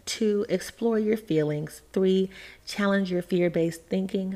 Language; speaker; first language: English; native; English